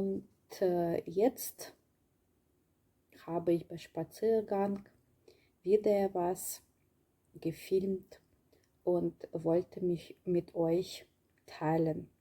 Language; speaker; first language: German; non-native, learner; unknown